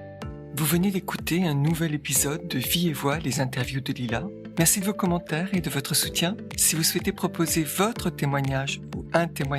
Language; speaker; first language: French; native; French